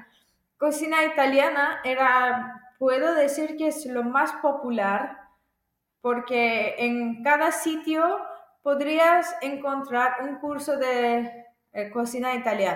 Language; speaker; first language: Spanish; non-native, fluent; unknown